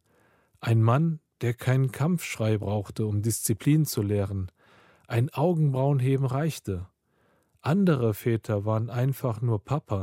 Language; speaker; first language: German; early bilingual, other home language; Korean